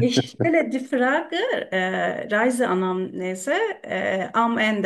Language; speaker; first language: German; non-native, learner; Turkish